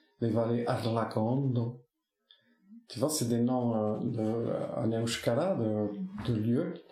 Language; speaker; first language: French; non-native, local second language; Basque